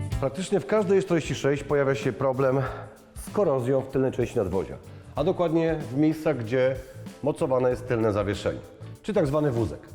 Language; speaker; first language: Polish; native; Polish